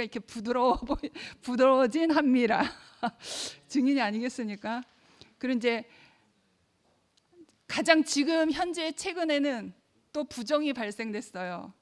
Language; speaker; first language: Korean; native; Korean